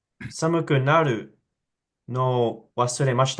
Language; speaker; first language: Japanese; non-native, learner; English